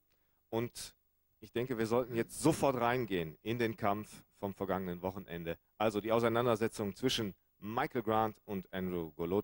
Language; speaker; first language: German; native; German